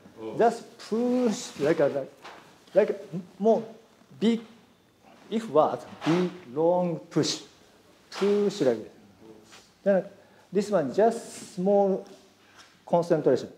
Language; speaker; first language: English; non-native, learner; Japanese